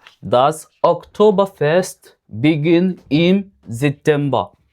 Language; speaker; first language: German; non-native, fluent; French